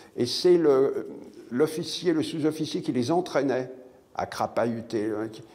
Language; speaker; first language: French; native; French